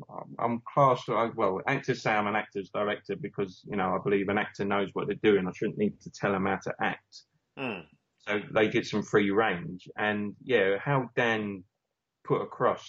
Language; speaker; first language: English; native; English